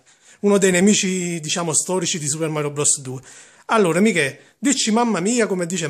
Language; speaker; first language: Italian; native; Italian